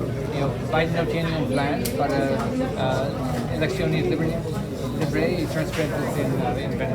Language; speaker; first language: Spanish; non-native, learner; English